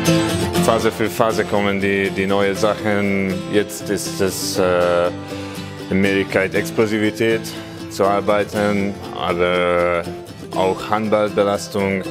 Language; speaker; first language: German; non-native, learner; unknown